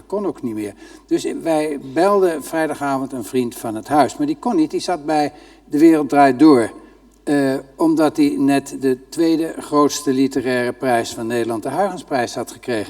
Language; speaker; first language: Dutch; native; Dutch